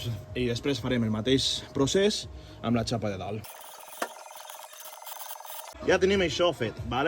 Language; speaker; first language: Catalan; native; Catalan